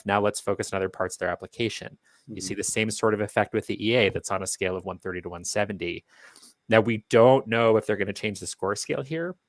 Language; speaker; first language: English; native; English